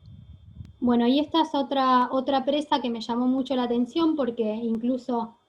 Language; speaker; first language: Spanish; native; Spanish